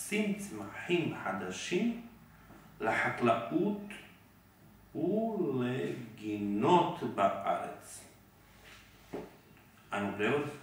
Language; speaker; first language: Hebrew; non-native, fluent; Serbian